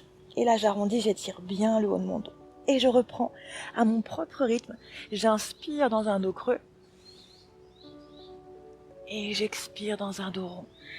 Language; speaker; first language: French; native; French